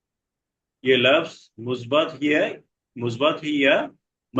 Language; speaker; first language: Hindi; non-native, learner; Bangla